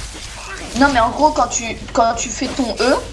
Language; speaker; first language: French; native; French